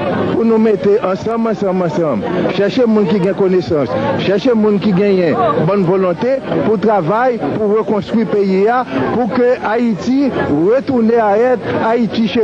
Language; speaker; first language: French; non-native, local second language; Haitian Creole